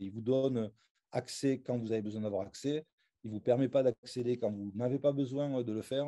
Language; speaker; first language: French; native; French